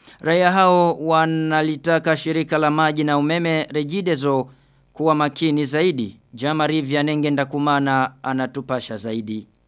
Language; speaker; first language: Swahili; non-native, local second language; Rundi